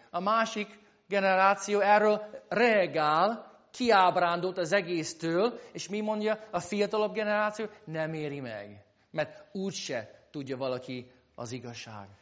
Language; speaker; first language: Hungarian; non-native, fluent; English